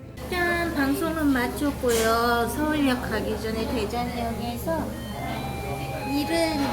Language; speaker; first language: Korean; native; Korean